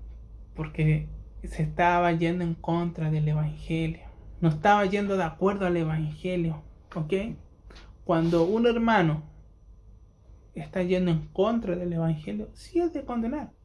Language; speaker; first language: Spanish; native; Spanish